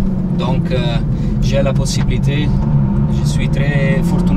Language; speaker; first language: French; non-native, learner; Italian